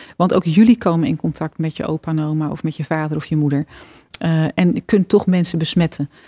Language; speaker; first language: Dutch; native; Dutch